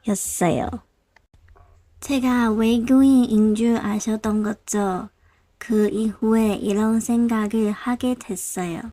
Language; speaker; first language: Korean; non-native, local second language; Chinese